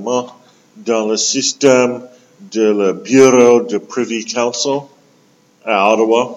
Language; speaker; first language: French; non-native, local second language; English